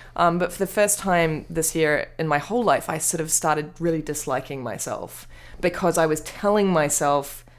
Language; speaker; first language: English; native; English